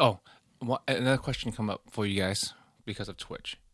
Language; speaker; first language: English; native; English